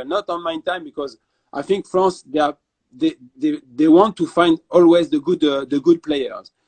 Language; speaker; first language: English; non-native, fluent; French